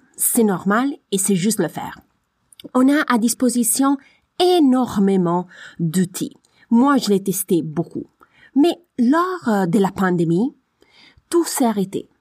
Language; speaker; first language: French; non-native, fluent; Italian